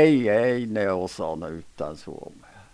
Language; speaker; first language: Finnish; early bilingual, heritage; Finnish